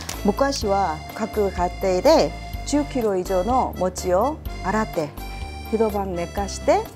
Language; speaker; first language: Japanese; non-native, fluent; Korean